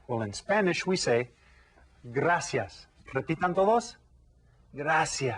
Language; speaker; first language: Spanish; non-native, fluent; English